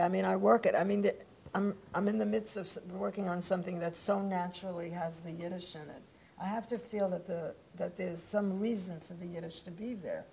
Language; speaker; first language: English; early bilingual, other home language; Polish